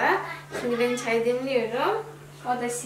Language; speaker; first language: Turkish; non-native, learner; Indonesian